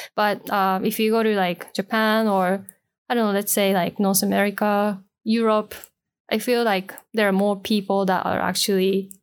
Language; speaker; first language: English; non-native, fluent; Japanese